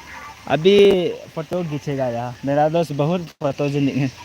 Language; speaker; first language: Hindi; non-native, local second language; Thado Chin